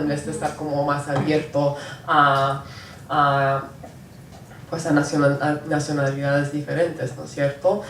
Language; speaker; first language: Spanish; non-native, local second language; English